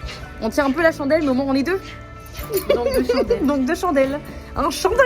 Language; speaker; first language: French; native; French